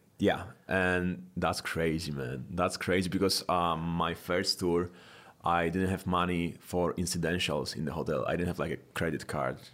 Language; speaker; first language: English; non-native, fluent; Polish